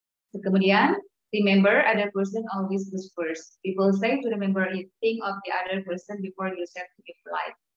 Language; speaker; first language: English; non-native, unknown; Indonesian